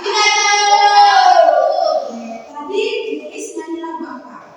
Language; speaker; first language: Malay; non-native, local second language; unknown